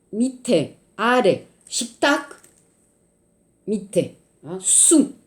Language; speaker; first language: Korean; non-native, learner; French